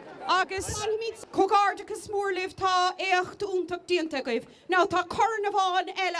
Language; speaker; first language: Irish; native; Irish